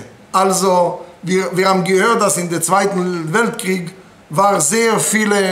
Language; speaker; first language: German; non-native, fluent; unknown